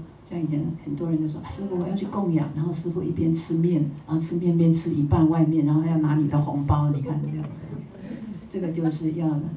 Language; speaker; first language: Chinese; native; Chinese